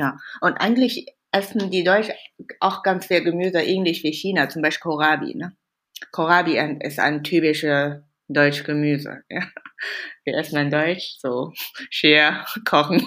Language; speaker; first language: German; non-native, fluent; Chinese